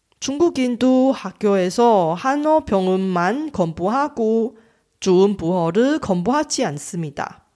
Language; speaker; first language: Korean; non-native, fluent; Chinese